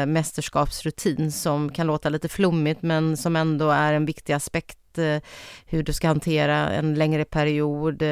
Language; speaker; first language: Swedish; native; Swedish